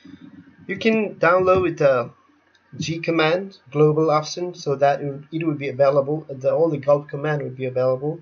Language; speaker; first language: English; non-native, fluent; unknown